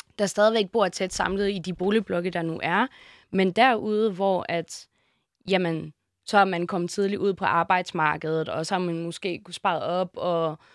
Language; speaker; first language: Danish; early bilingual, other home language; Bosnian